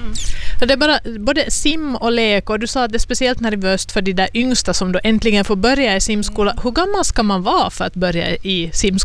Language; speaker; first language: Swedish; native; Swedish